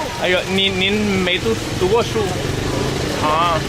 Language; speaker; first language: Chinese; non-native, fluent; English